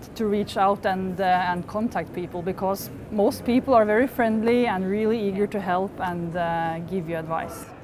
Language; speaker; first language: English; non-native, fluent; Norwegian